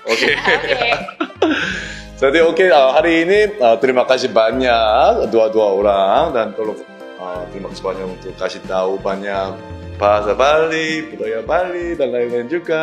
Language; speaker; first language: Indonesian; non-native, learner; Korean